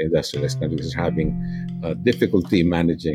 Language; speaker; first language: English; non-native, local second language; Filipino